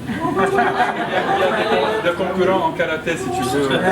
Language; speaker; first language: French; non-native, local second language; Arabic